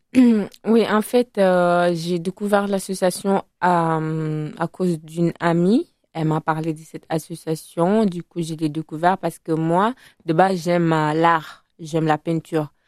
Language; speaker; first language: French; non-native, fluent; Italian